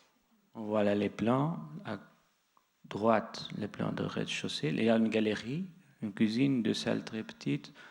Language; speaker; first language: French; non-native, fluent; Portuguese